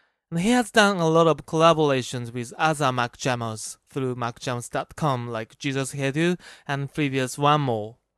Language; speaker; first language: English; non-native, fluent; Japanese